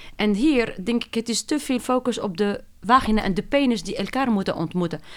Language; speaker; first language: Dutch; non-native, fluent; Arabic